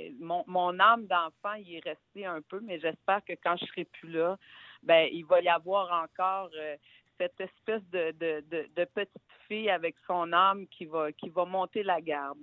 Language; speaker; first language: French; native; French